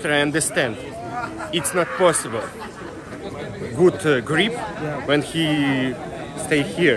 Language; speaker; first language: English; non-native, learner; Ukrainian